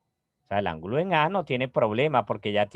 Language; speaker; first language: Spanish; native; Spanish